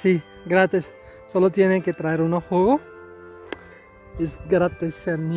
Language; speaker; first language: Spanish; non-native, learner; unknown